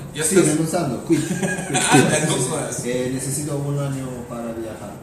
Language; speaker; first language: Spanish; non-native, learner; Romanian